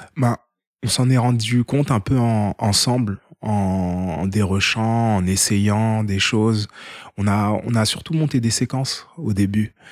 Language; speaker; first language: French; early bilingual, other home language; Haitian Creole